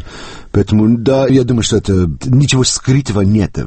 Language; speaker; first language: Russian; non-native, fluent; English